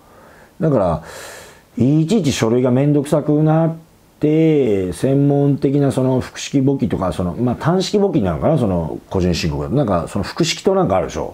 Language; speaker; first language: Japanese; native; Japanese